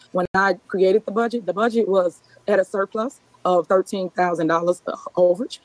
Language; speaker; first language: English; native; English